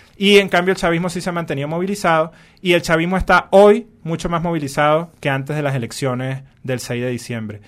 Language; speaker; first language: Spanish; native; Spanish